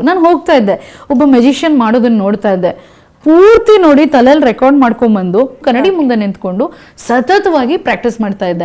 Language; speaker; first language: Kannada; native; Kannada